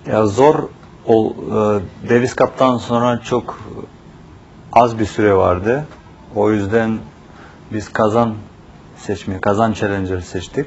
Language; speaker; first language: Turkish; non-native, fluent; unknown